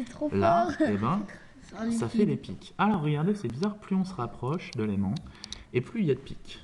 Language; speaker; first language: French; native; French